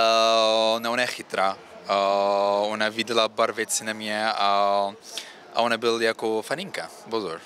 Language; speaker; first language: Czech; non-native, learner; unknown